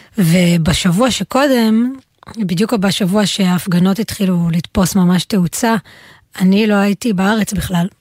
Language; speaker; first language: Hebrew; native; Hebrew